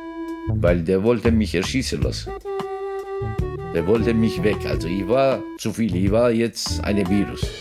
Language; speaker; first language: German; non-native, local second language; Turkish